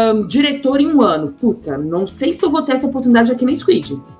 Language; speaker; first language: Portuguese; native; Portuguese